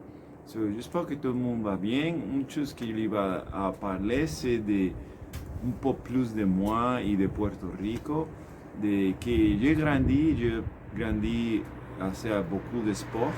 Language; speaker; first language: French; non-native, learner; Spanish